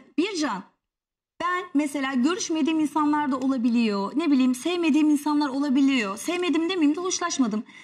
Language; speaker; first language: Turkish; native; Turkish